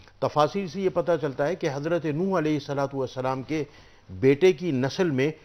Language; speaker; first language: Urdu; native; Urdu